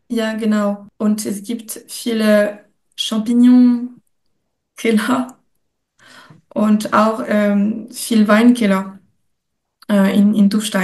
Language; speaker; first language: German; non-native, fluent; French